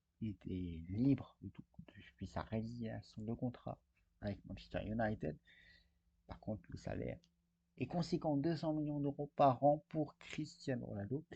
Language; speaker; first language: French; native; French